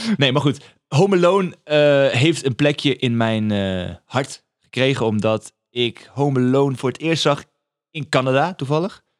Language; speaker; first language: Dutch; early bilingual, other home language; Bosnian